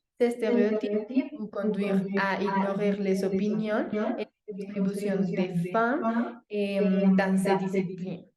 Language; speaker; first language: French; non-native, learner; Spanish